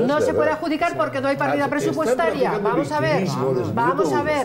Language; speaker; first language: Spanish; native; Spanish